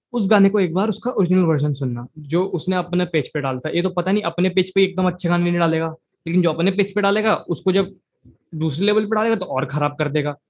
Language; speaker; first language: Hindi; native; Hindi